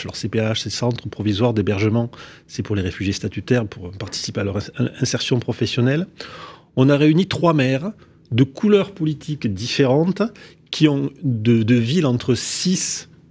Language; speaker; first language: French; native; French